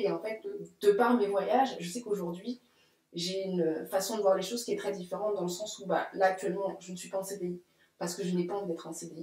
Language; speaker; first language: French; native; French